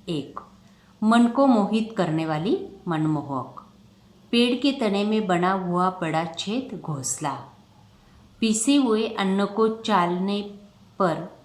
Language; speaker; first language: Hindi; non-native, local second language; Marathi